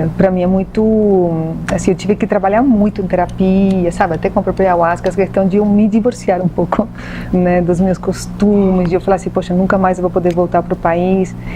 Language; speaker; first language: Portuguese; non-native, fluent; Spanish